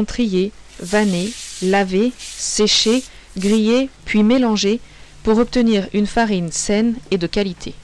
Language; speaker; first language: French; native; French